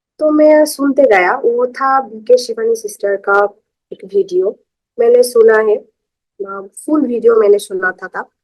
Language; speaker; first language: Hindi; non-native, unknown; Bangla